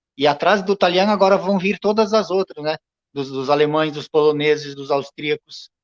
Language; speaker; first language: Portuguese; non-native, local second language; Venetian